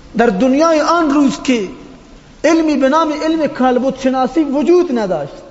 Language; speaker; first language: Persian; non-native, local second language; Baluchi